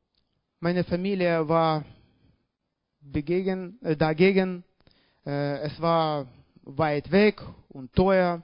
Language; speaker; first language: German; non-native, learner; Russian